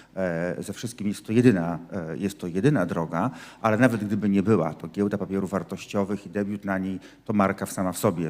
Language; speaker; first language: Polish; native; Polish